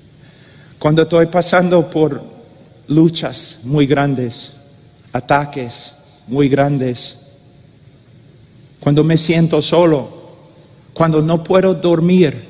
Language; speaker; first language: Spanish; non-native, fluent; English